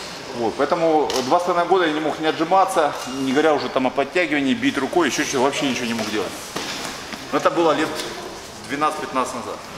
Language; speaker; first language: Russian; native; Russian